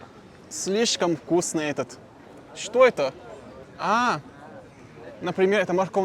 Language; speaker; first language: Russian; non-native, local second language; Chechen